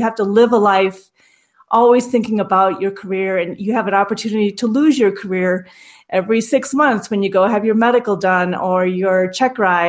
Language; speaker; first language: English; native; English